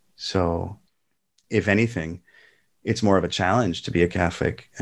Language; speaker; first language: English; native; English